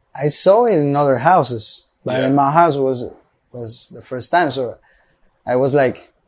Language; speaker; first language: English; non-native, learner; Spanish